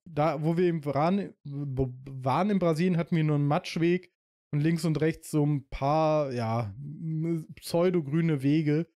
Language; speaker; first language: German; native; German